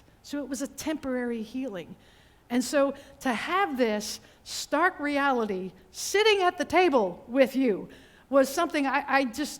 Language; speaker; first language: English; native; English